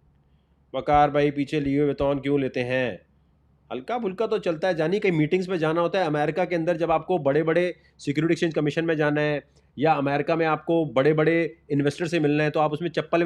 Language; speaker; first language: Urdu; native; Urdu